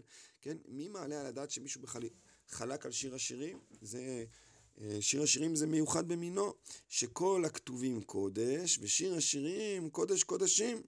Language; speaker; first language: Hebrew; native; Hebrew